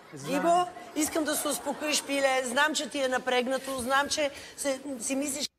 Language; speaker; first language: Bulgarian; native; Bulgarian